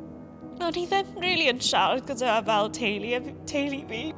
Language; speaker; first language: Welsh; non-native, local second language; English